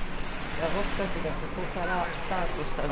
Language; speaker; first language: Japanese; native; Japanese